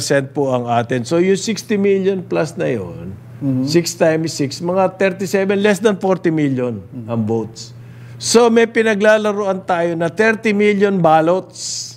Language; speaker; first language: Filipino; native; Filipino